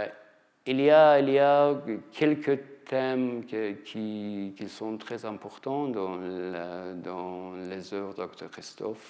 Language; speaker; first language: French; non-native, fluent; Persian